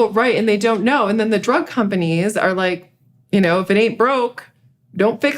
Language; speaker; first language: English; native; English